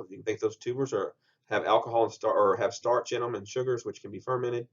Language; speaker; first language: English; native; English